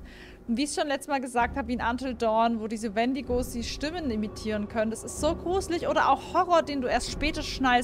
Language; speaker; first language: German; native; German